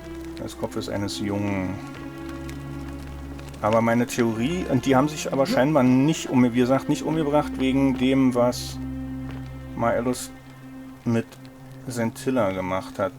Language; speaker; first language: German; native; German